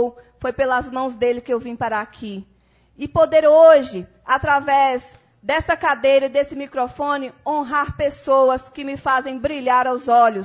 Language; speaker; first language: Portuguese; native; Portuguese